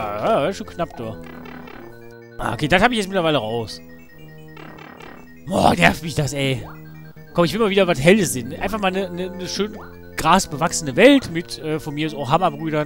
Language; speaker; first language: German; native; German